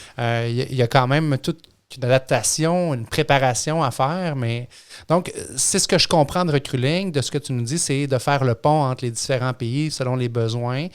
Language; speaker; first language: French; native; French